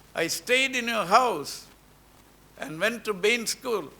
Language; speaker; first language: English; non-native, local second language; Tamil